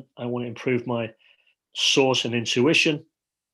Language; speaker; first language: English; native; English